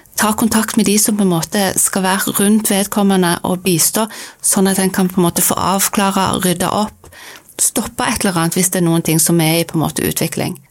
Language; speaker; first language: Norwegian; native; Norwegian